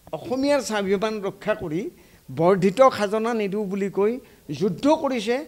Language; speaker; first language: Assamese; native; Assamese